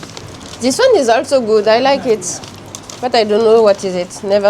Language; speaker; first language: English; non-native, learner; French